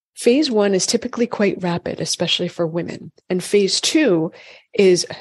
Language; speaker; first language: English; native; English